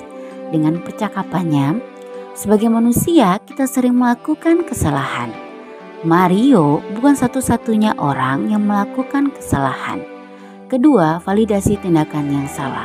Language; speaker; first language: Indonesian; native; Indonesian